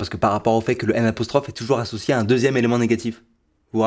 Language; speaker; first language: French; native; French